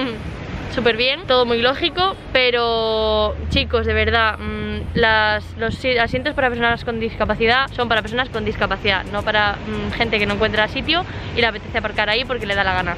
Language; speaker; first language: Spanish; native; Spanish